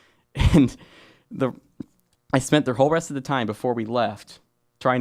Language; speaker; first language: English; native; English